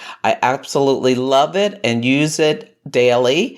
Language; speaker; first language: English; native; English